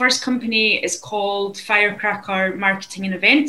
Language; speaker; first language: English; native; English